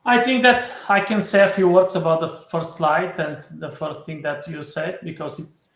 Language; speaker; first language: English; non-native, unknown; Bulgarian